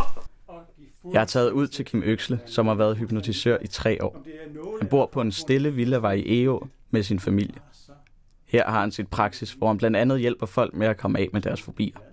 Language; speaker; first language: Danish; native; Danish